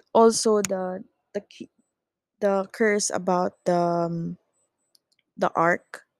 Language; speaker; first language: English; non-native, local second language; Filipino